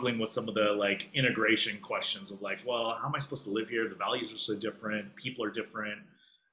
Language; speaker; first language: English; native; English